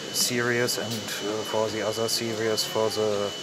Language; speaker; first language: English; non-native, learner; German